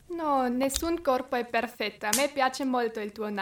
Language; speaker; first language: Italian; non-native, learner; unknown